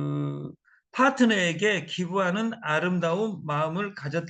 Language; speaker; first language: Korean; native; Korean